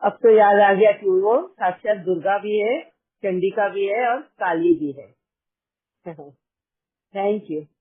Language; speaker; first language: Hindi; native; Hindi